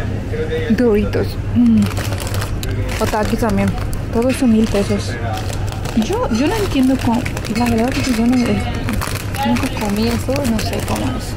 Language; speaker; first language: Spanish; non-native, learner; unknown